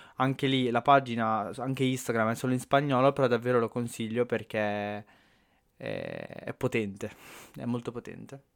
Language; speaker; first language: Italian; native; Italian